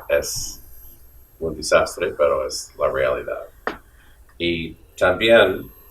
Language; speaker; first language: Spanish; non-native, fluent; English